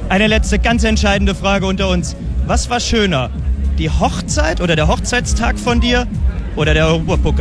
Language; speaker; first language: German; native; German